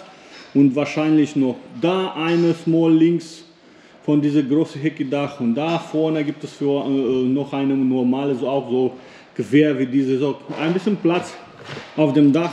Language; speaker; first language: German; non-native, learner; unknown